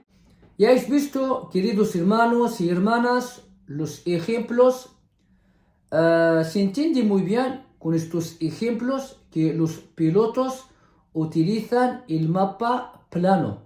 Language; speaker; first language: Spanish; non-native, fluent; Arabic